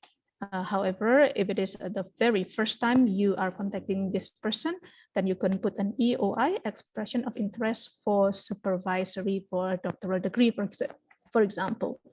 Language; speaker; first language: English; non-native, fluent; Indonesian